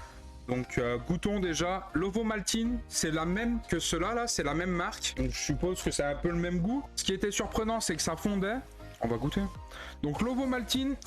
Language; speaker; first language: French; native; French